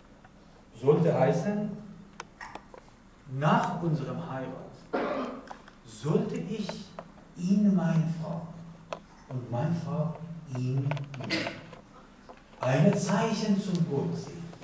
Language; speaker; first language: German; non-native, learner; Persian